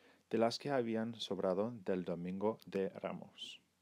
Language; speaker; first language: Spanish; non-native, fluent; English